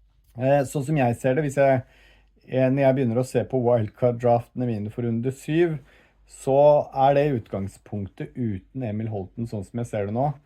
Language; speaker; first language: Norwegian; native; Norwegian